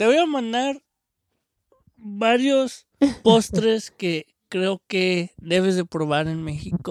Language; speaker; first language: Spanish; early bilingual, heritage; Spanish